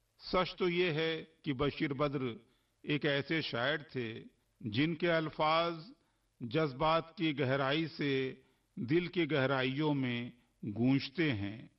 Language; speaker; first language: Urdu; native; Urdu